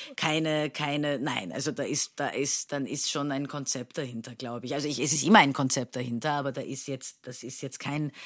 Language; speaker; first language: German; non-native, fluent; Turkish